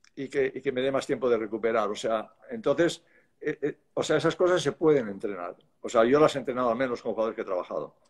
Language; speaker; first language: Spanish; native; Spanish